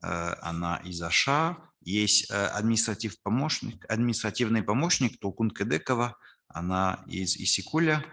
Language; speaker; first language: Russian; non-native, fluent; French